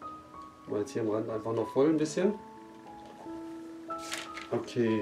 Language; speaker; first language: German; native; German